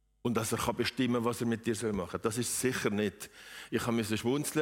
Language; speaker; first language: German; native; German